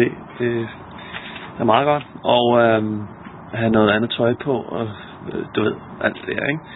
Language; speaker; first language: Danish; native; Danish